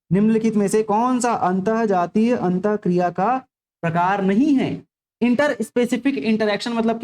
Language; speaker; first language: Hindi; native; Hindi